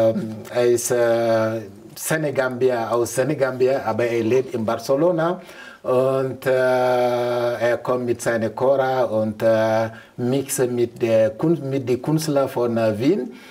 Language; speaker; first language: German; non-native, learner; Mandingo